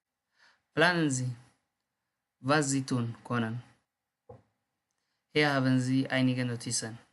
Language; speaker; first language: German; non-native, learner; Tigrinya